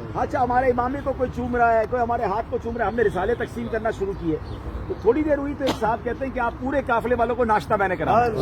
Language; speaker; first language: Urdu; native; Urdu